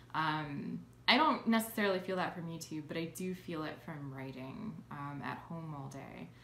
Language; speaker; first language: English; native; English